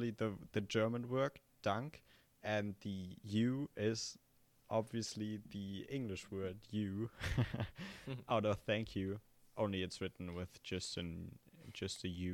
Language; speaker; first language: English; non-native, fluent; German